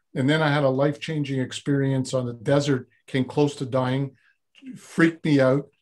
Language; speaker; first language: English; native; English